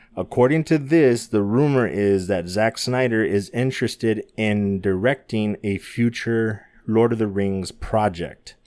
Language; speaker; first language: English; native; English